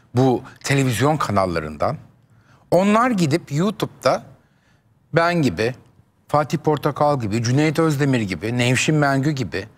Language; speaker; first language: Turkish; native; Turkish